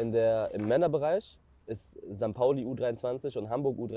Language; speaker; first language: German; native; German